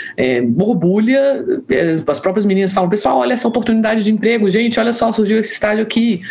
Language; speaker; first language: Portuguese; native; Portuguese